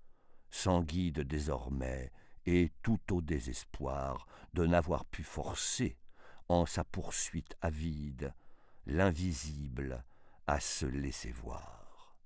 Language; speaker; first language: French; native; French